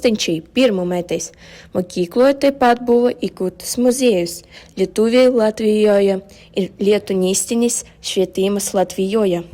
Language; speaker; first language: Lithuanian; early bilingual, heritage; Lithuanian